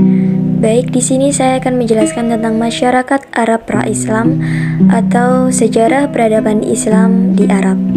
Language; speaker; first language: Indonesian; native; Indonesian